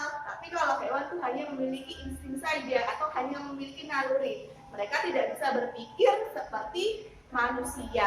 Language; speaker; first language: Indonesian; native; Indonesian